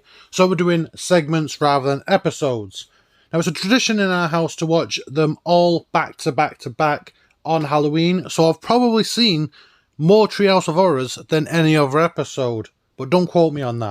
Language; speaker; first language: English; native; English